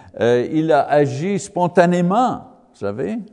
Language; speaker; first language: French; non-native, learner; English